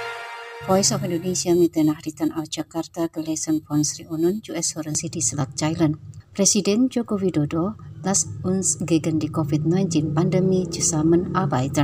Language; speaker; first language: German; non-native, fluent; Indonesian